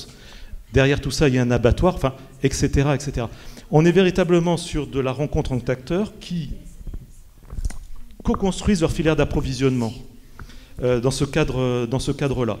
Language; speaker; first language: French; native; French